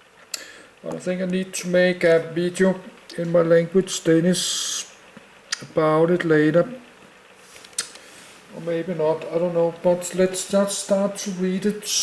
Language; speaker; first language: English; non-native, learner; Danish